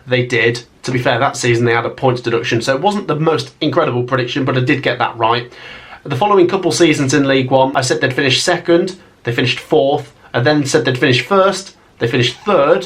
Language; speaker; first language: English; native; English